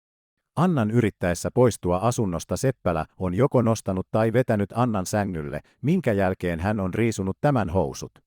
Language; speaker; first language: Finnish; native; Finnish